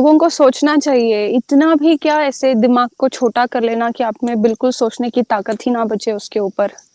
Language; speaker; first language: Hindi; native; Hindi